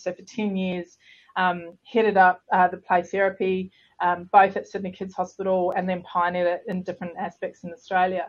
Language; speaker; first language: English; native; English